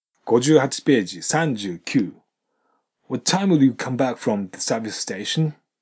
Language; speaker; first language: English; non-native, fluent; Japanese